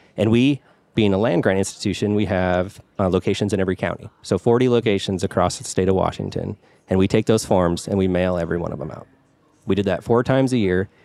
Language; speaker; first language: English; native; English